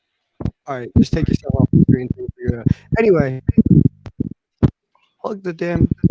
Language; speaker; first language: English; native; English